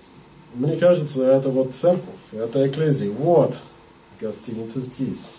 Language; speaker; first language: Russian; non-native, learner; English